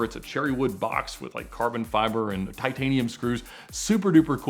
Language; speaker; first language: English; native; English